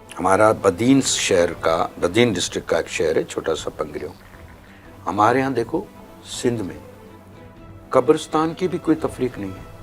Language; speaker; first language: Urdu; non-native, local second language; Sindhi